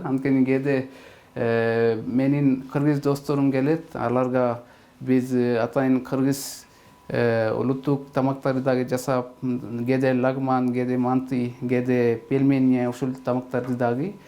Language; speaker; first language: Kyrgyz; non-native, fluent; Urdu